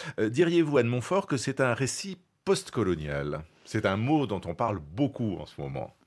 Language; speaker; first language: French; native; French